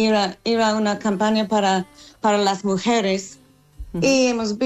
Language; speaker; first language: Spanish; non-native, fluent; English